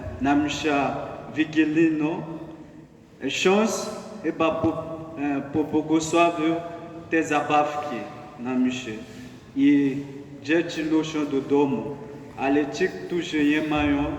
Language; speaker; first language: Polish; non-native, learner; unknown